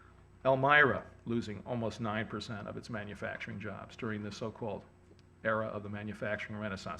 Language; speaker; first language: English; native; English